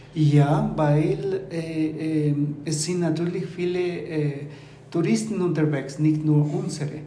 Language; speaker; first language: German; non-native, fluent; Spanish